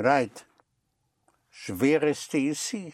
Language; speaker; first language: French; non-native, fluent; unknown